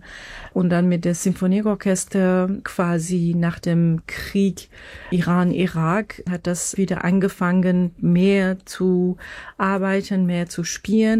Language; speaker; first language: German; non-native, fluent; Persian